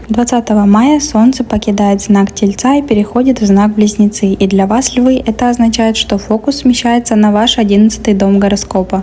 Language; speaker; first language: Russian; native; Russian